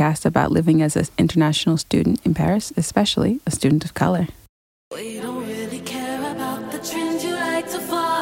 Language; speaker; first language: English; native; English